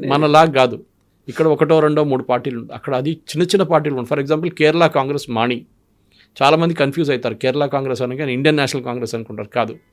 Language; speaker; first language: Telugu; non-native, local second language; Malayalam